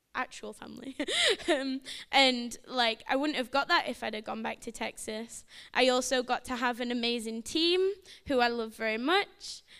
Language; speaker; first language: English; native; English